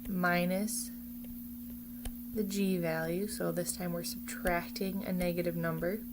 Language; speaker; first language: English; native; English